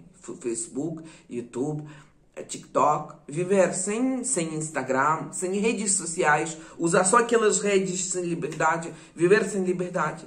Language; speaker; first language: Portuguese; non-native, fluent; Ukrainian